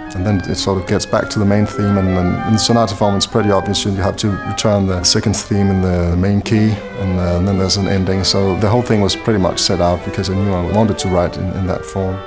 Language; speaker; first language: English; non-native, fluent; Danish